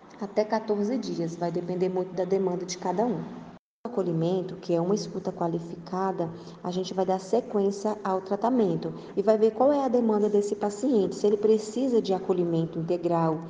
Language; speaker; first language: Portuguese; native; Portuguese